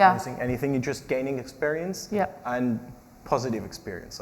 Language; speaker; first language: English; non-native, fluent; French